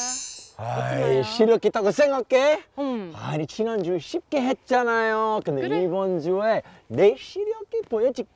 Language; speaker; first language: Korean; non-native, fluent; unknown